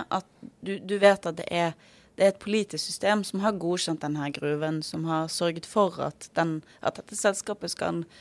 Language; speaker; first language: Norwegian; native; Norwegian